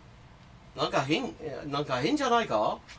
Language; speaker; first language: Japanese; non-native, fluent; English